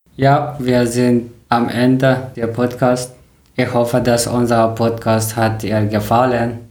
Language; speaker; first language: German; non-native, learner; Persian